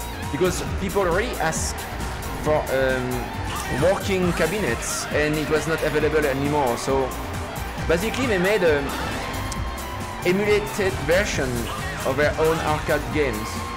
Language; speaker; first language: English; non-native, fluent; French